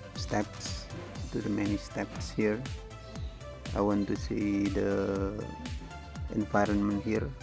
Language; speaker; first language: English; non-native, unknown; Indonesian